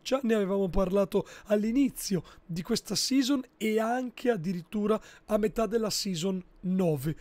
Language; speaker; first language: Italian; native; Italian